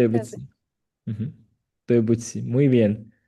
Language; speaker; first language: Spanish; non-native, fluent; Chinese